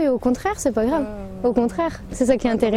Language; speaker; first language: French; native; French